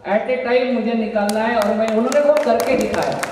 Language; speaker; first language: Hindi; non-native, local second language; Marathi